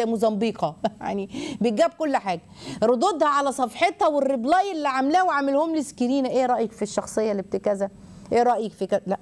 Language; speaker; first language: Arabic; native; Arabic